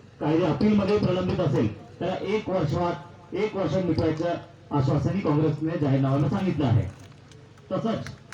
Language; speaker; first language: Marathi; non-native, local second language; Bhili